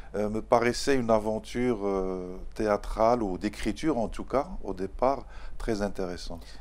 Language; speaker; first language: French; non-native, local second language; Arabic